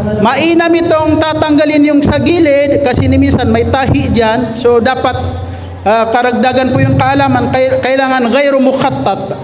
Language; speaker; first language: Filipino; non-native, local second language; Maguindanaon